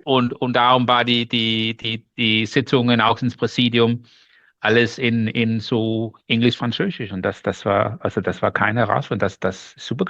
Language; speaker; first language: German; non-native, learner; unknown